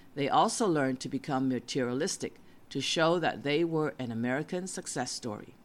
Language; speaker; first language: English; native; English